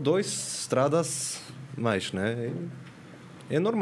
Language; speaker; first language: Portuguese; non-native, learner; Swiss German